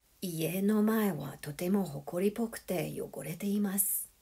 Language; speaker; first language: Japanese; non-native, fluent; English